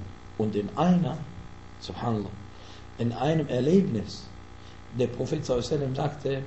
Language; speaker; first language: German; non-native, fluent; Arabic